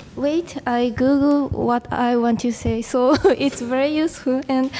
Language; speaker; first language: English; non-native, learner; Japanese